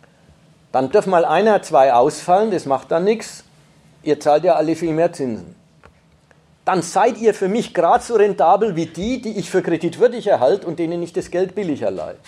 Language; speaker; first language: German; native; German